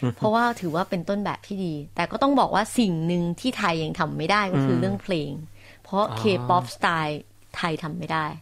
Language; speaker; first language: Thai; native; Thai